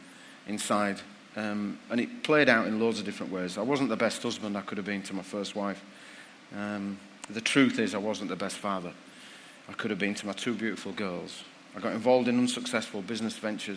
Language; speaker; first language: English; native; English